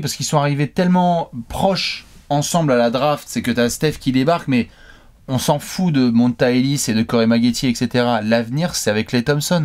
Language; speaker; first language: French; native; French